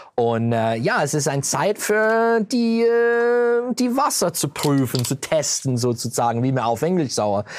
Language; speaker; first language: German; early bilingual, heritage; English